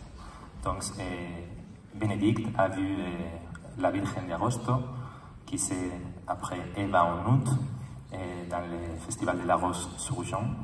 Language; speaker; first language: French; non-native, learner; Spanish